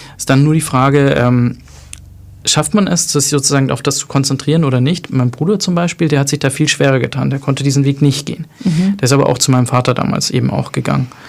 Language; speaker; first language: German; native; German